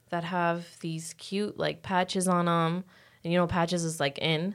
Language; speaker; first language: English; early bilingual, other home language; Spanish